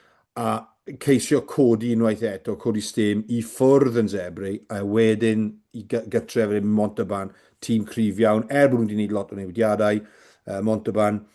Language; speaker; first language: Welsh; native; Welsh